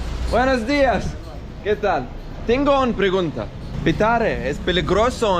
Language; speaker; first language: Spanish; non-native, learner; Arabic